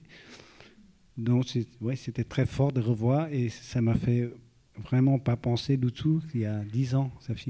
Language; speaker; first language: French; non-native, fluent; Vietnamese